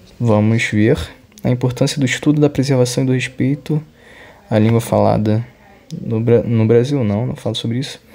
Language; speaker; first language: Portuguese; native; Portuguese